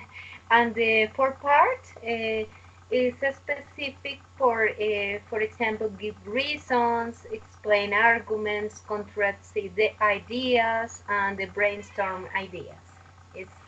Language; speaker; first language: English; non-native, learner; Spanish